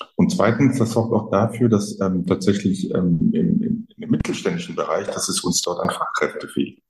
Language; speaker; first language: German; early bilingual, other home language; French